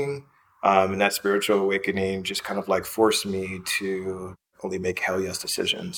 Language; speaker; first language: English; native; English